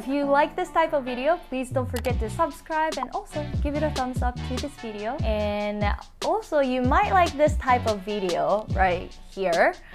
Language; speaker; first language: English; non-native, fluent; Japanese